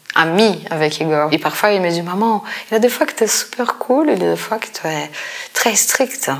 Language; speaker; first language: French; non-native, fluent; Portuguese